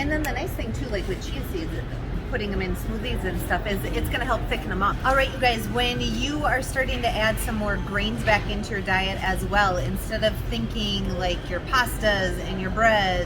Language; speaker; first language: English; native; English